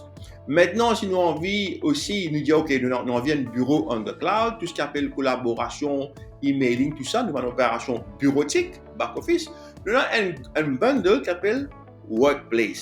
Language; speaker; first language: French; non-native, local second language; Morisyen